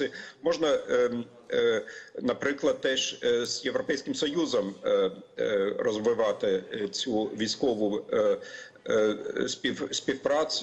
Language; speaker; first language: Ukrainian; non-native, fluent; German